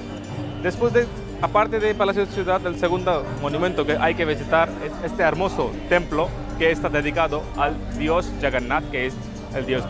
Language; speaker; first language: Spanish; non-native, fluent; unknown